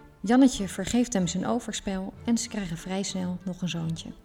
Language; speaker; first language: Dutch; native; Dutch